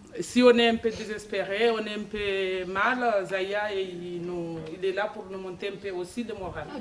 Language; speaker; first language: French; non-native, learner; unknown